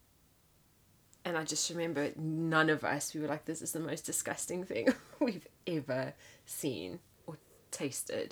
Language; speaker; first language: English; native; English